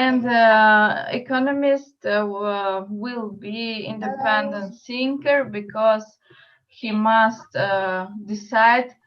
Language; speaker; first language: English; non-native, learner; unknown